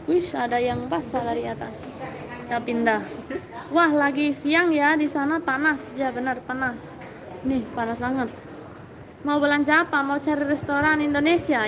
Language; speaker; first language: Indonesian; non-native, fluent; Spanish